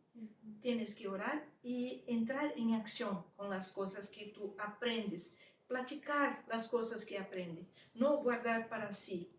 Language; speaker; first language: Spanish; non-native, fluent; Portuguese